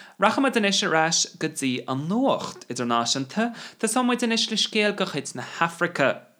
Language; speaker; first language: Irish; non-native, local second language; English